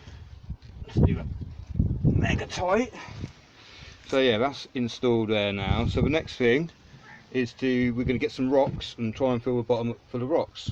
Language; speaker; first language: English; native; English